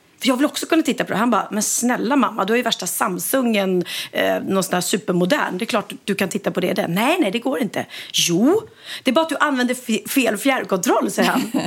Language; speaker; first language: Swedish; native; Swedish